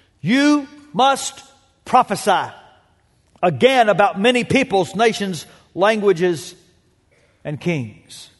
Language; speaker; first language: English; native; English